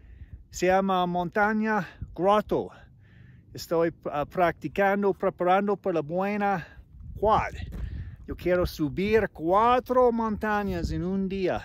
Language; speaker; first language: Spanish; non-native, learner; English